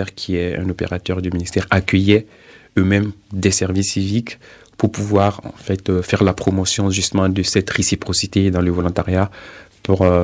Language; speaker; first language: French; non-native, local second language; Mossi